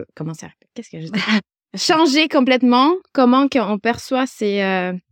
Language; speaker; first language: French; non-native, fluent; Spanish